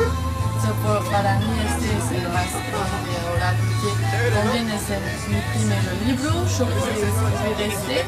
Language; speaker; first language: Spanish; non-native, learner; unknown